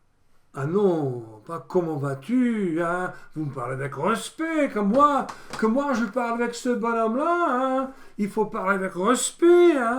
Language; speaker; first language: French; non-native, fluent; English